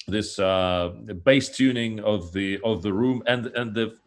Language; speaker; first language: English; non-native, fluent; Russian